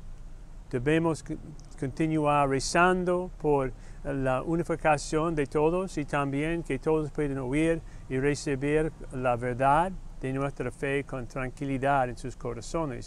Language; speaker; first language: Spanish; non-native, fluent; English